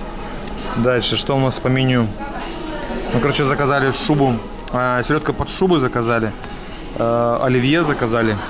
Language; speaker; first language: Russian; native; Russian